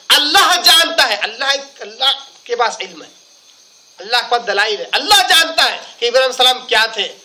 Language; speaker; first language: Urdu; native; Urdu